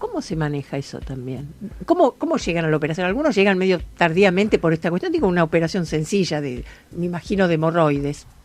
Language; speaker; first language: Spanish; native; Spanish